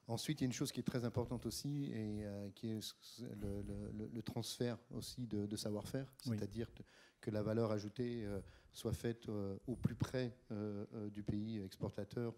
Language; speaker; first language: French; native; French